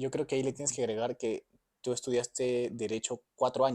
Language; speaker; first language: Spanish; native; Spanish